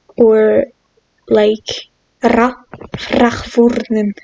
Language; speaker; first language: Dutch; non-native, learner; French